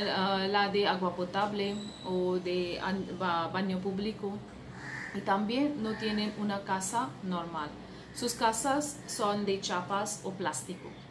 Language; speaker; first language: Spanish; non-native, fluent; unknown